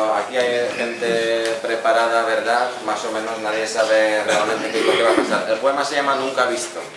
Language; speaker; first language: Spanish; non-native, fluent; Czech